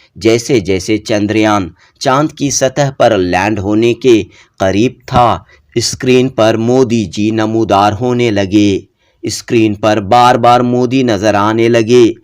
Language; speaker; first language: Urdu; native; Urdu